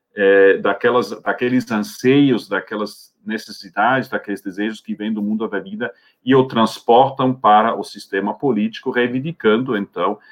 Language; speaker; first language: Portuguese; non-native, fluent; Swiss German